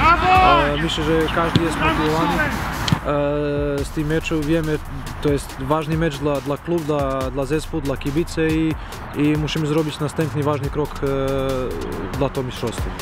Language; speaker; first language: Polish; non-native, learner; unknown